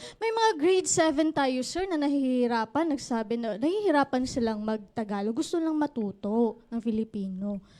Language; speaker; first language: Filipino; non-native, local second language; Cebuano